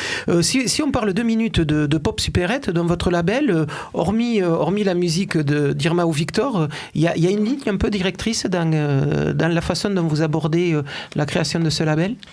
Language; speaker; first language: French; native; French